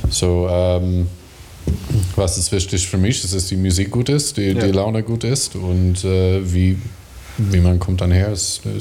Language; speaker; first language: German; non-native, learner; English